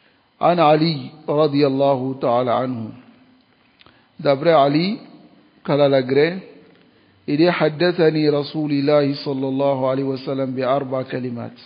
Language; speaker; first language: Arabic; non-native, fluent; French